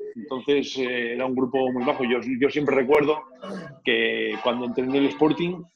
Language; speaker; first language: Spanish; native; Spanish